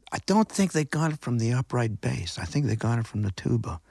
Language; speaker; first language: English; native; English